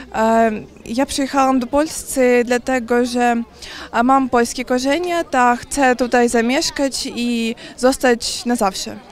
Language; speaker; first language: Polish; non-native, learner; Ukrainian